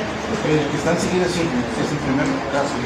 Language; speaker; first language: Spanish; native; Spanish